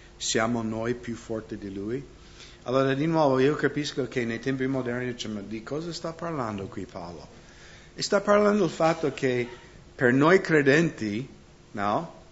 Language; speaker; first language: Italian; non-native, fluent; English